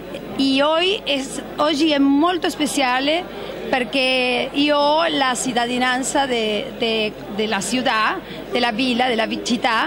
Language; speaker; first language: Italian; non-native, local second language; Spanish